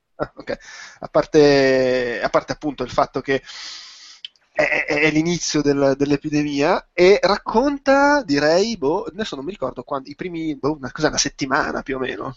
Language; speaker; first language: Italian; native; Italian